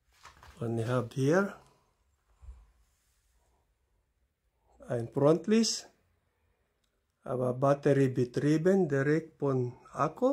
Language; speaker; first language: German; non-native, learner; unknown